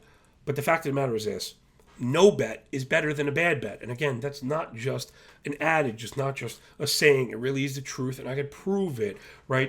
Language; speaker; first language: English; native; English